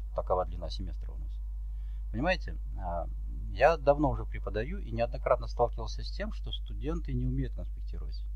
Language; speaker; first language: Russian; native; Russian